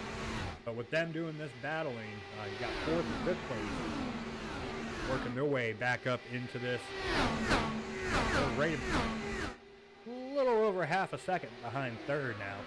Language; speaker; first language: English; native; English